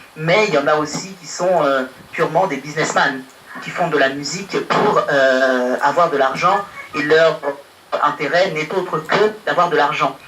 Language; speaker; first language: French; early bilingual, other home language; Lingala